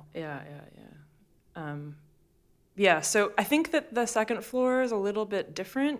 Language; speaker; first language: English; native; English